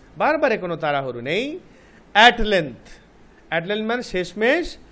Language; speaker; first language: English; non-native, local second language; Bangla